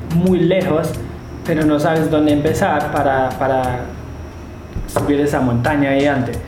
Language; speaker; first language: Spanish; non-native, fluent; German